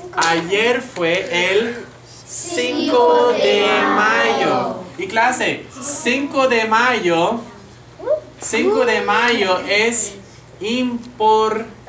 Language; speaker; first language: Spanish; non-native, fluent; English